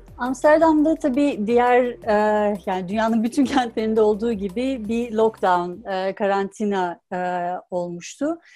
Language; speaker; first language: Turkish; native; Turkish